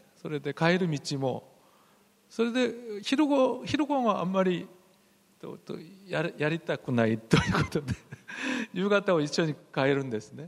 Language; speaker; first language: Japanese; non-native, fluent; Korean